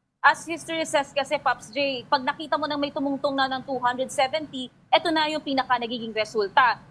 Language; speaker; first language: Filipino; native; Filipino